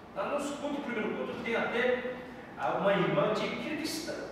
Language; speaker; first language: Portuguese; non-native, fluent; Korean